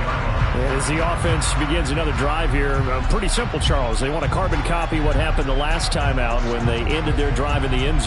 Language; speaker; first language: English; native; English